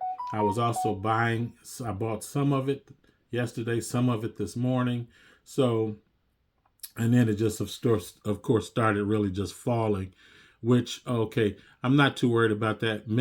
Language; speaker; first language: English; native; English